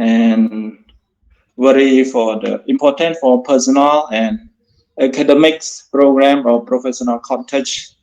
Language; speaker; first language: English; non-native, learner; Khmer